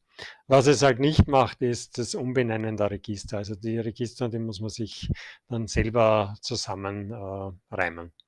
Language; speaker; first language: German; native; German